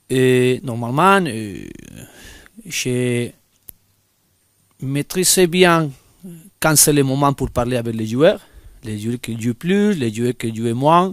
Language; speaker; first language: French; non-native, fluent; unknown